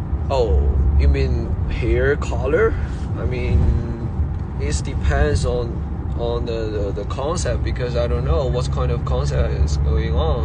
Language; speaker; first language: English; non-native, fluent; Chinese